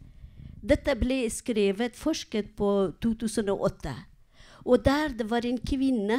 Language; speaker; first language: Norwegian; non-native, learner; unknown